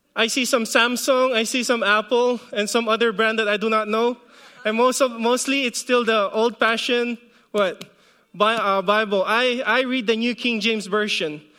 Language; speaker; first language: English; non-native, local second language; Filipino